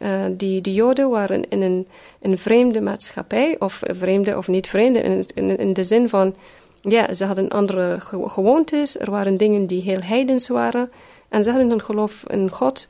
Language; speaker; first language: Dutch; early bilingual, other home language; Arabic